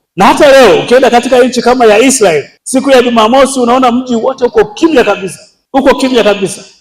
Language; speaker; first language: Swahili; native; Swahili